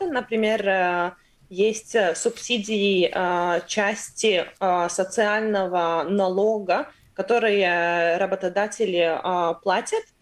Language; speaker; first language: Russian; non-native, local second language; Latvian